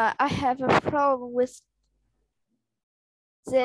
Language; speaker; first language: English; non-native, learner; Vietnamese